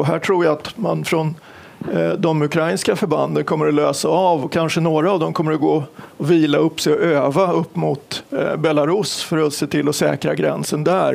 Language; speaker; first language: Swedish; native; Swedish